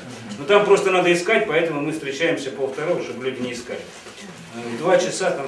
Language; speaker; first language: Russian; native; Russian